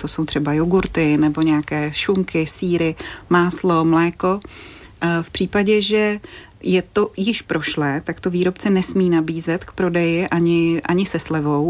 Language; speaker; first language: Czech; native; Czech